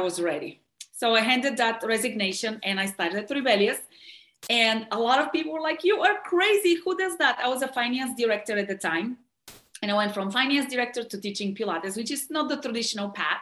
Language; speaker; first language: English; non-native, fluent; Bulgarian